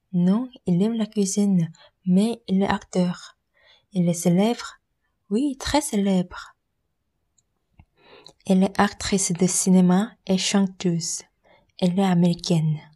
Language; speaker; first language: French; non-native, learner; Korean